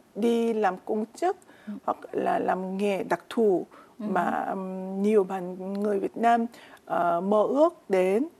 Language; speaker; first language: Vietnamese; non-native, fluent; Korean